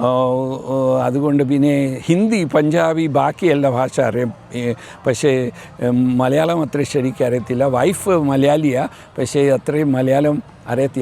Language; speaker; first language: Malayalam; early bilingual, heritage; Malayalam